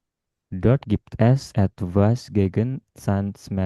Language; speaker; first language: German; non-native, fluent; Indonesian